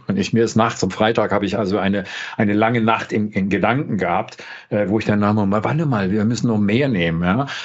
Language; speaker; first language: German; native; German